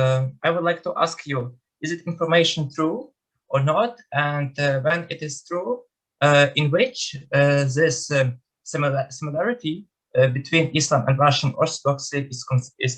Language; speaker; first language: English; non-native, fluent; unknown